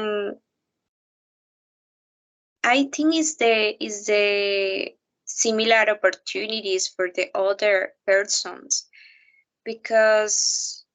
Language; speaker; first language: English; non-native, learner; Spanish